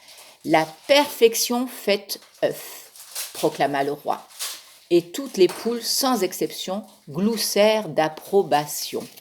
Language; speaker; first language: French; native; French